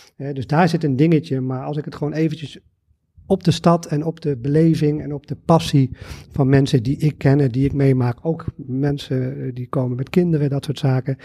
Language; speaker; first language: Dutch; native; Dutch